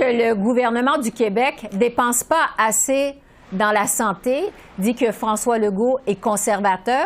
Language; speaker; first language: French; native; French